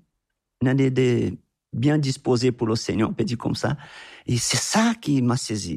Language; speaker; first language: French; non-native, fluent; Portuguese